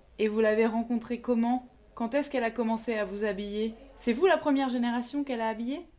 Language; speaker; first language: French; native; French